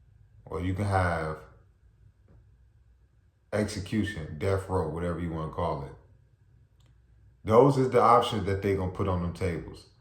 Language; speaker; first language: English; native; English